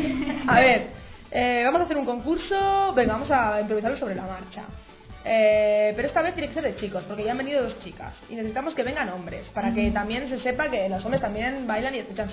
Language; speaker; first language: Spanish; native; Spanish